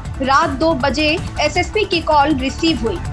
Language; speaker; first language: Hindi; native; Hindi